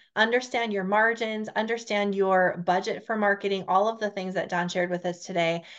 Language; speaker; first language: English; native; English